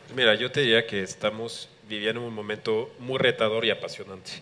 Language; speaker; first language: Spanish; non-native, fluent; French